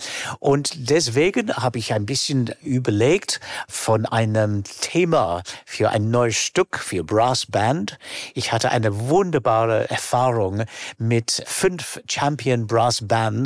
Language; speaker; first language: German; non-native, fluent; English